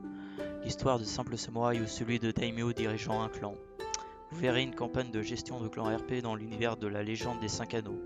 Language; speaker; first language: French; native; French